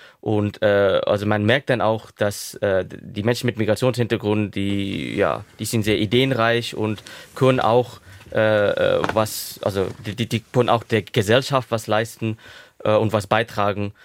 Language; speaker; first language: German; non-native, fluent; Urdu